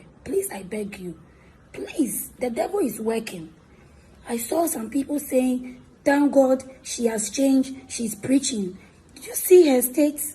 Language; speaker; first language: English; non-native, local second language; Akan